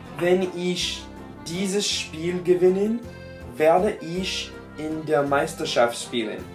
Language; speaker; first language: German; non-native, learner; English